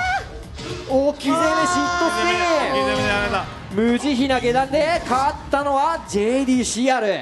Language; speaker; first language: Japanese; native; Japanese